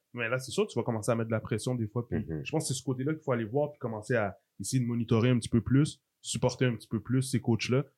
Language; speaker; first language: French; native; French